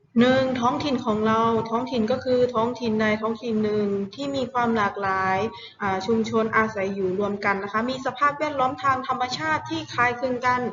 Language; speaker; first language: Thai; native; Thai